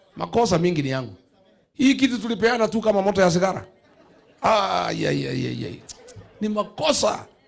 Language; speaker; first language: Swahili; non-native, local second language; Kikuyu